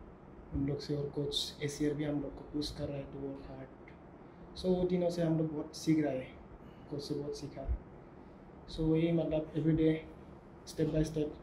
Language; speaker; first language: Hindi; non-native, local second language; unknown